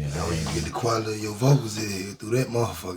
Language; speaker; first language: English; native; English